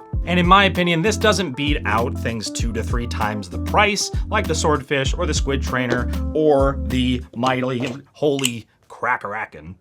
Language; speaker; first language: English; native; English